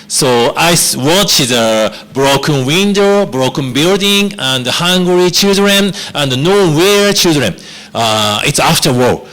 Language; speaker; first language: English; non-native, learner; Japanese